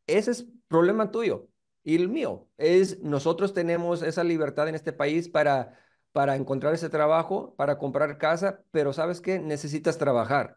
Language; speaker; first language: Spanish; early bilingual, heritage; Spanish